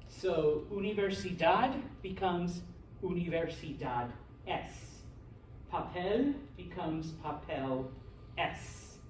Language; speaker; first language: Spanish; non-native, fluent; English